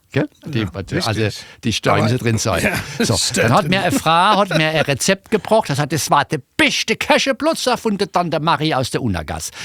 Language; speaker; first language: German; native; German